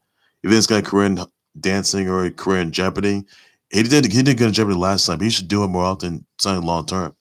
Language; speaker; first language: English; native; English